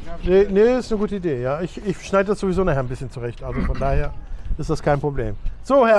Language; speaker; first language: German; native; German